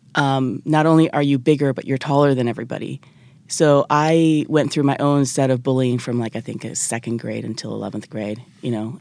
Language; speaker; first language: English; early bilingual, other home language; Japanese